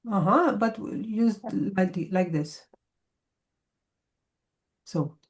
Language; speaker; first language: English; non-native, fluent; Romanian